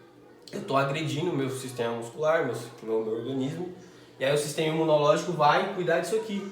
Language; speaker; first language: Portuguese; native; Portuguese